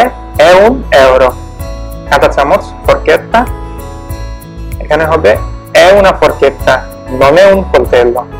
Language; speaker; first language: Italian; non-native, fluent; Bangla